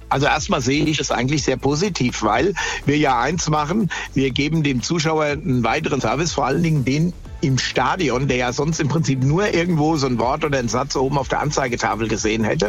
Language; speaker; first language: German; native; German